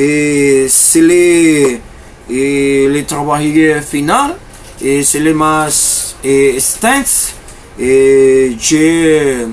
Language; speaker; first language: French; non-native, learner; Spanish